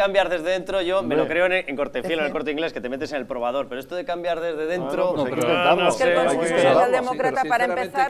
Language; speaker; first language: Spanish; native; Spanish